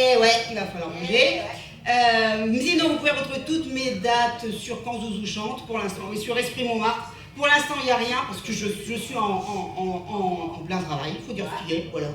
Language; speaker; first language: French; native; French